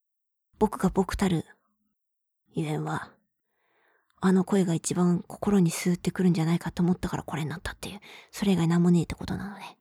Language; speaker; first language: Japanese; native; Japanese